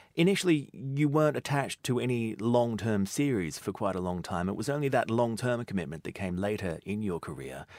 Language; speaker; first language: English; native; English